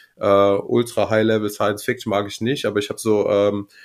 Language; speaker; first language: German; native; German